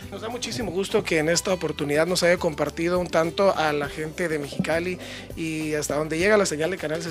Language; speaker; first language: Spanish; native; Spanish